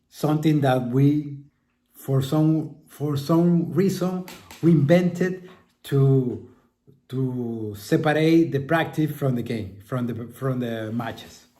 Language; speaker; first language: English; non-native, fluent; Spanish